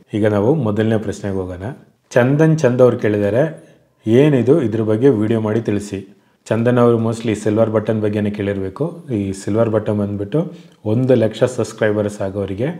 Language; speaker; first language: Kannada; native; Kannada